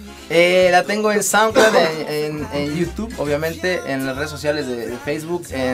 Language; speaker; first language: Spanish; native; Spanish